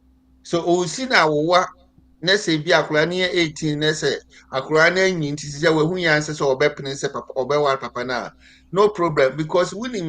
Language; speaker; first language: English; non-native, local second language; Akan